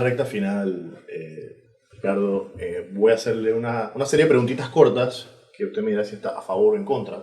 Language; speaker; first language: Spanish; native; Spanish